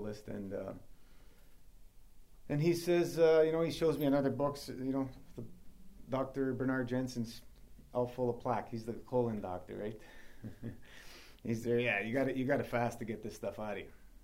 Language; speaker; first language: English; native; English